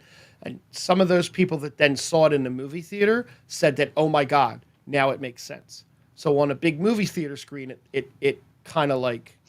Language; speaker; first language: English; native; English